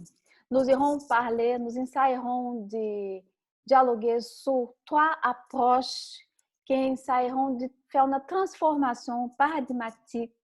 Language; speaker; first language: French; non-native, learner; Portuguese